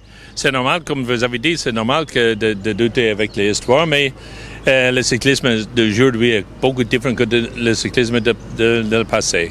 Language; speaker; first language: French; non-native, fluent; English